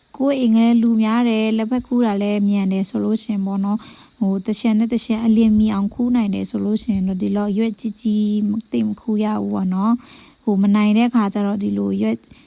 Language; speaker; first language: Burmese; non-native, local second language; Pa'o Karen